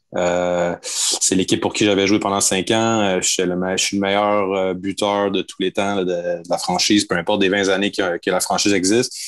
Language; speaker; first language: French; native; French